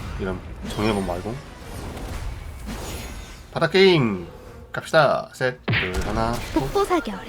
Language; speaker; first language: Korean; native; Korean